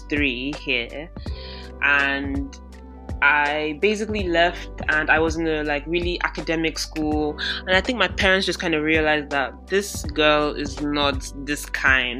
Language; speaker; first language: English; non-native, local second language; Yoruba